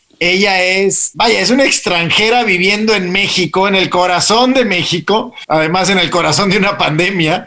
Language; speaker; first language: Spanish; native; Spanish